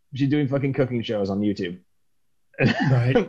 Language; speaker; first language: English; native; English